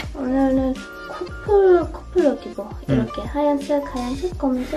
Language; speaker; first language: Korean; non-native, learner; Russian